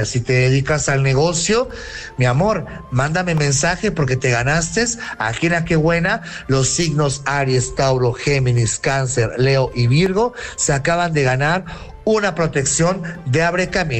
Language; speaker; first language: Spanish; native; Spanish